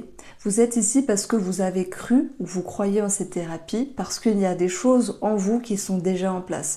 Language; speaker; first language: French; native; French